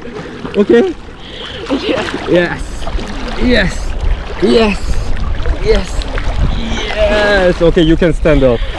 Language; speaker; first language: English; non-native, learner; Korean